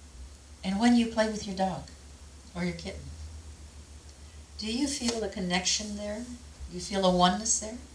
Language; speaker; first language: English; native; English